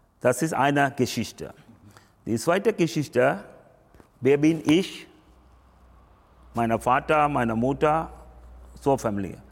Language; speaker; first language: German; non-native, learner; Tamil